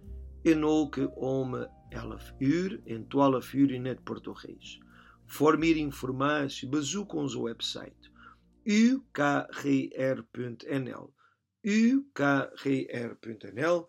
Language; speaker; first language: Dutch; non-native, learner; Portuguese